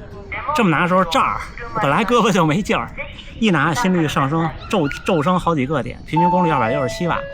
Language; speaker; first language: Chinese; native; Chinese